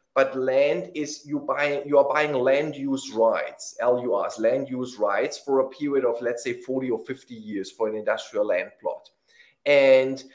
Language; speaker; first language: English; non-native, fluent; German